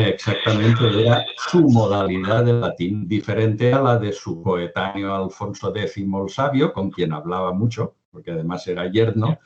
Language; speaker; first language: Spanish; non-native, local second language; Catalan